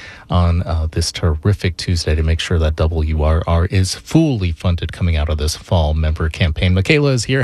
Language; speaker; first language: English; native; English